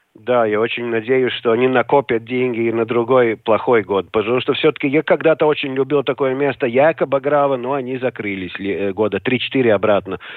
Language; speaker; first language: Russian; non-native, local second language; Latvian